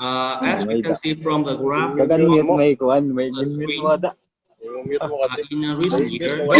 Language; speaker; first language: English; non-native, fluent; Vietnamese